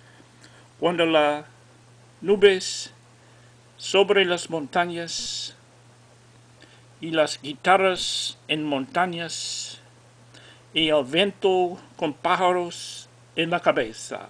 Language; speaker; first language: Spanish; non-native, learner; English